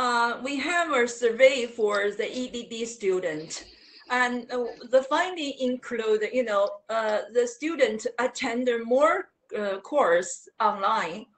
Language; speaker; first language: English; non-native, learner; Chinese